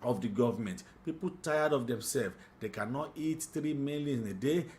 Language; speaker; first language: English; non-native, local second language; Yoruba